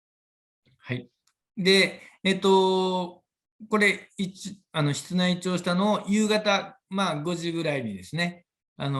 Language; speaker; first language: Japanese; native; Japanese